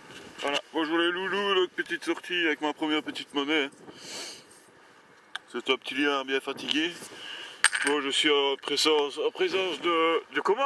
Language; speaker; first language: French; native; French